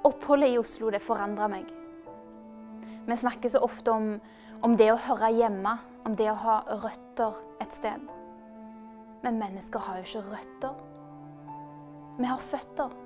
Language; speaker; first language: Norwegian; early bilingual, other home language; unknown